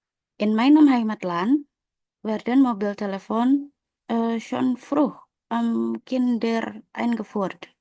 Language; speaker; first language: German; non-native, learner; Indonesian